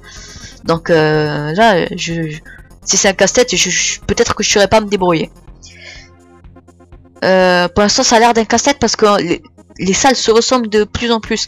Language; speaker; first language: French; native; French